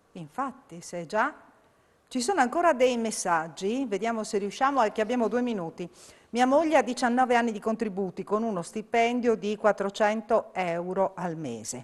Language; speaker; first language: Italian; native; Italian